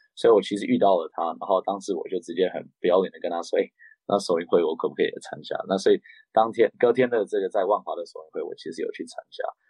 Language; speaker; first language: Chinese; early bilingual, heritage; Chinese